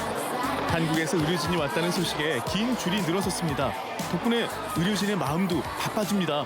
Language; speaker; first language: Korean; native; Korean